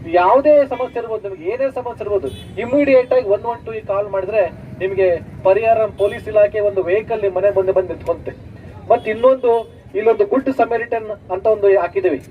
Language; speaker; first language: Kannada; native; Kannada